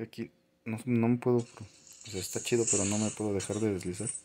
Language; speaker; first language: Spanish; native; Spanish